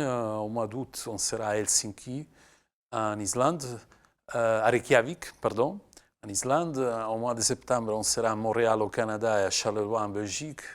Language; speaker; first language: French; non-native, fluent; Italian